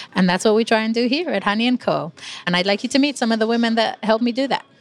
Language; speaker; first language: English; non-native, fluent; Hebrew